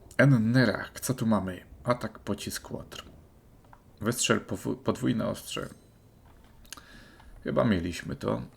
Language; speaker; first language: Polish; native; Polish